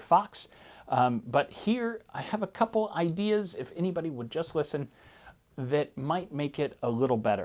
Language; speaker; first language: English; native; English